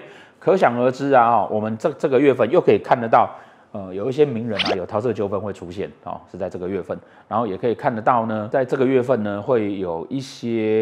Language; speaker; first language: Chinese; native; Chinese